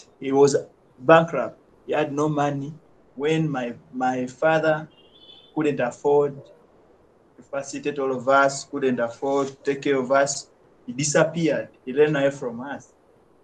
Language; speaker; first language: English; non-native, local second language; Ganda